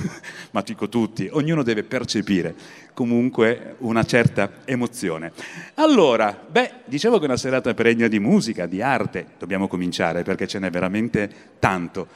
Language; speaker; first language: Italian; native; Italian